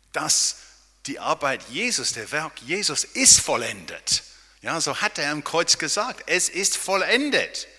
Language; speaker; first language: German; non-native, fluent; English